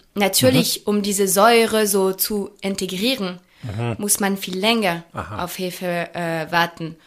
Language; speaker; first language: German; non-native, fluent; French